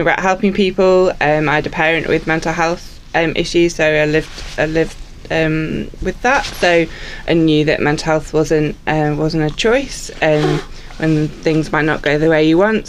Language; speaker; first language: English; native; English